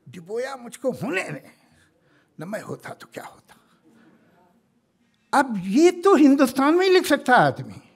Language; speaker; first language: Hindi; native; Hindi